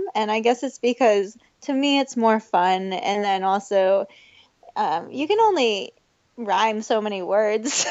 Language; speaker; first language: English; native; English